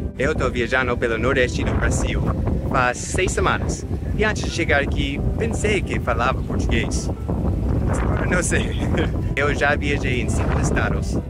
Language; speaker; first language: Portuguese; non-native, fluent; English